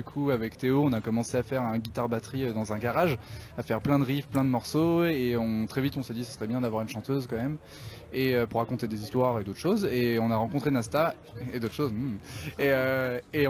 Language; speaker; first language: French; native; French